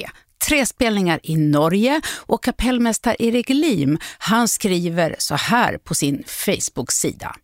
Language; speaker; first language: Swedish; native; Swedish